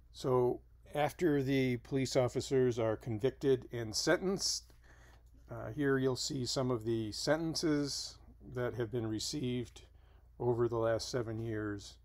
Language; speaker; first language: English; native; English